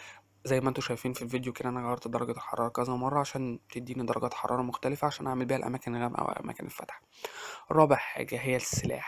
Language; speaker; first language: Arabic; native; Arabic